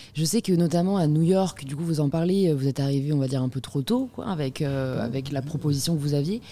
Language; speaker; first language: French; native; French